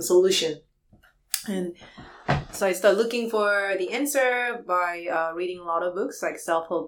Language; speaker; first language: English; non-native, fluent; Korean